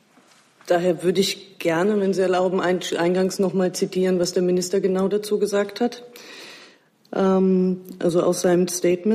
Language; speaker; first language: German; native; German